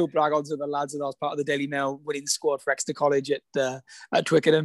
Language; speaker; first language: English; native; English